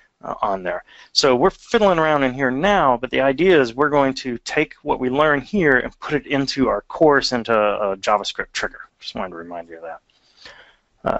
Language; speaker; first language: English; native; English